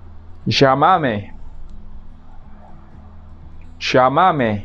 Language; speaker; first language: Spanish; non-native, fluent; Wolof